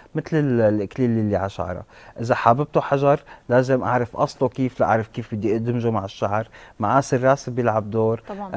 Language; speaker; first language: Arabic; native; Arabic